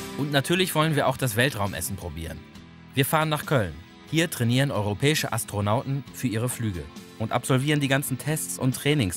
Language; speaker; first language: German; native; German